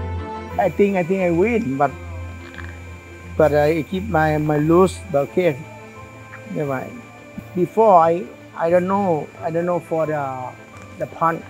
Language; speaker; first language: English; non-native, learner; Thai